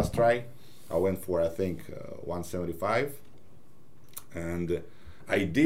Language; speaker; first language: English; non-native, fluent; Ukrainian